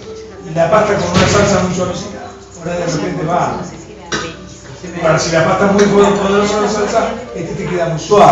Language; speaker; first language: Spanish; native; Spanish